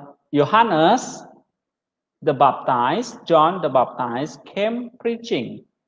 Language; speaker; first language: English; non-native, learner; Indonesian